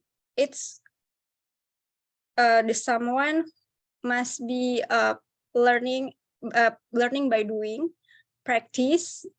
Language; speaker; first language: English; non-native, learner; Indonesian